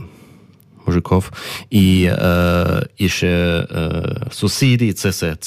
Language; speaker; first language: Ukrainian; non-native, learner; German